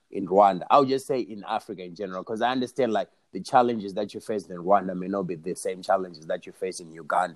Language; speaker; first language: English; non-native, local second language; Shona